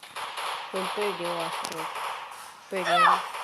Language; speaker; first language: Portuguese; native; Portuguese